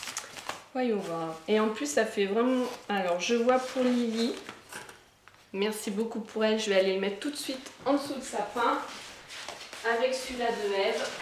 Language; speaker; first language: French; native; French